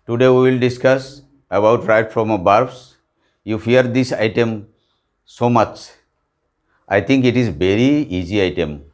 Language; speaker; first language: English; non-native, local second language; Bangla